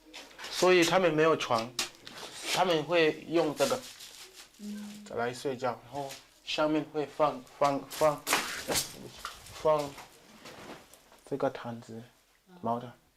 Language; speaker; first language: Chinese; non-native, fluent; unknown